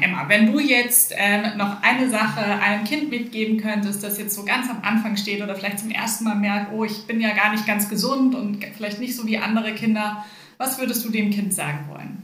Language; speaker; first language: German; native; German